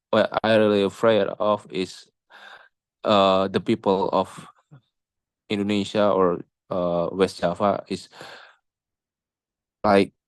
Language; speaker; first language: English; non-native, local second language; Indonesian